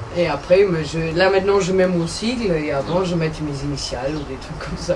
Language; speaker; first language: French; non-native, fluent; German